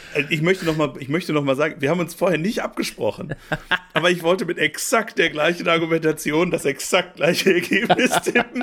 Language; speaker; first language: German; native; German